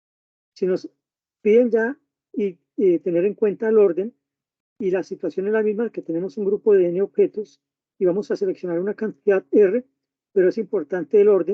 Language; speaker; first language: Spanish; native; Spanish